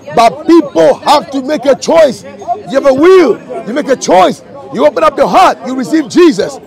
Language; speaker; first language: English; non-native, local second language; Ga